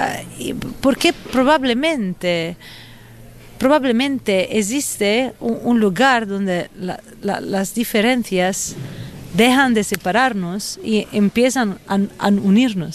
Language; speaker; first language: Spanish; non-native, fluent; Italian